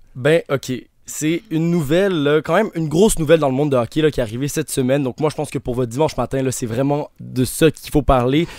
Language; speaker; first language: French; native; French